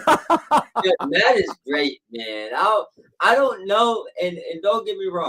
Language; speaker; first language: English; native; English